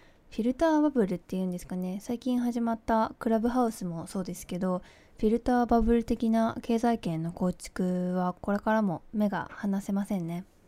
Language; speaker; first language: Japanese; early bilingual, heritage; Japanese